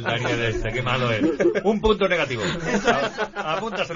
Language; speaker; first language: Spanish; native; Spanish